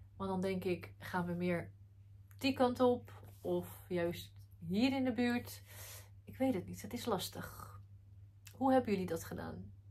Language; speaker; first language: Dutch; early bilingual, other home language; Arabic